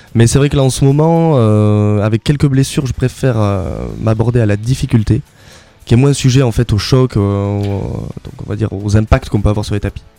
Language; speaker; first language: French; native; French